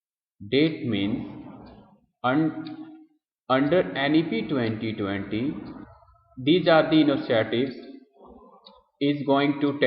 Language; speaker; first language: English; non-native, local second language; Hindi